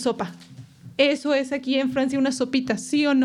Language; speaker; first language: Spanish; native; Spanish